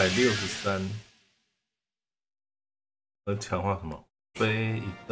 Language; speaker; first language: Chinese; native; Chinese